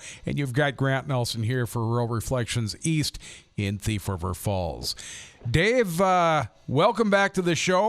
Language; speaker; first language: English; native; English